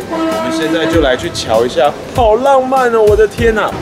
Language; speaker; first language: Chinese; native; Chinese